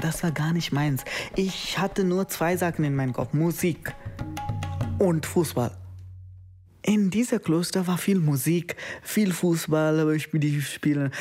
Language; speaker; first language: German; non-native, learner; Konkani